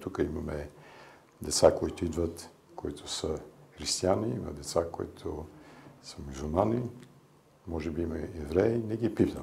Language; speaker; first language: Bulgarian; early bilingual, heritage; Bulgarian